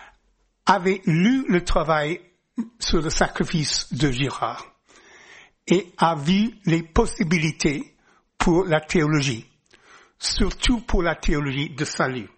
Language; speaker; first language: French; non-native, fluent; English